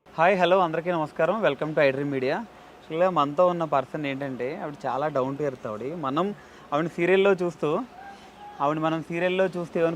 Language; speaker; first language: Telugu; native; Telugu